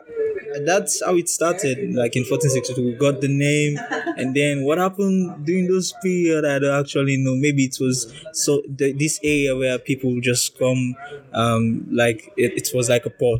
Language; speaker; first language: English; non-native, local second language; Krio